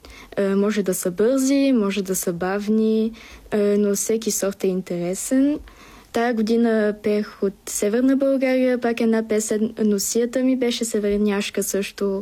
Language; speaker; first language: Bulgarian; early bilingual, heritage; Bulgarian